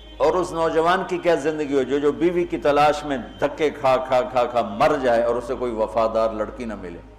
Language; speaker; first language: Urdu; non-native, local second language; Punjabi